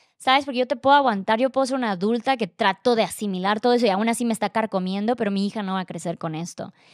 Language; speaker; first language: Spanish; native; Spanish